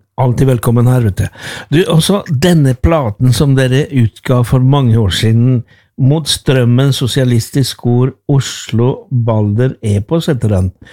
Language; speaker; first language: Norwegian; non-native, fluent; Spanish